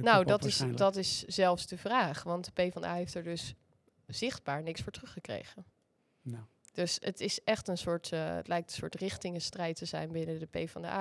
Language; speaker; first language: Dutch; native; Dutch